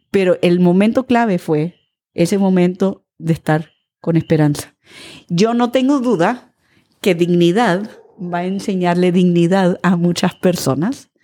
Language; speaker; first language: Spanish; early bilingual, other home language; English